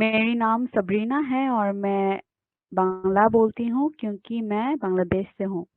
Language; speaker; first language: Hindi; non-native, learner; Bangla